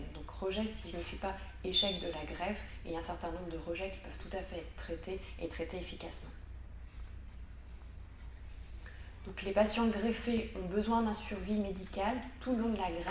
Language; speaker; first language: French; native; French